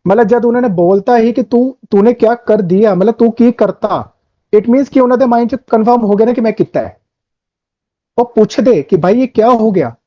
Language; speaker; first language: Hindi; non-native, local second language; Punjabi